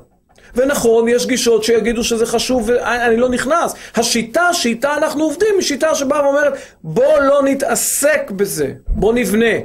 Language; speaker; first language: Hebrew; native; Hebrew